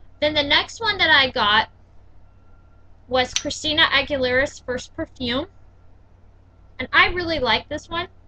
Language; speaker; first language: English; native; English